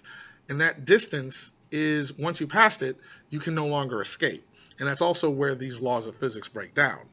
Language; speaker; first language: English; native; English